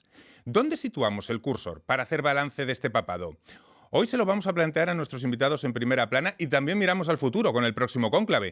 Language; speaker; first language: Spanish; native; Spanish